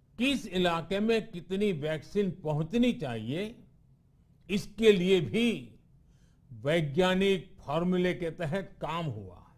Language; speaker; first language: Hindi; non-native, local second language; Gujarati